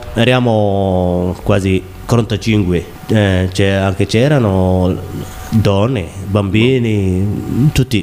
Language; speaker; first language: Italian; non-native, learner; Somali